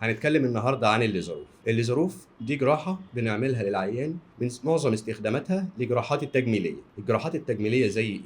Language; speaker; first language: Arabic; native; Arabic